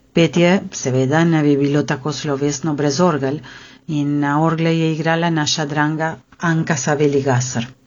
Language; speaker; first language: Slovenian; early bilingual, heritage; Slovenian